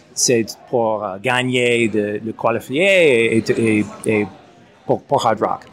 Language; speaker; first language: French; non-native, learner; English